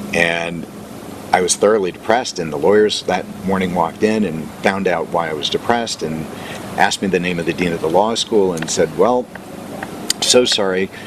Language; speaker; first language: English; native; English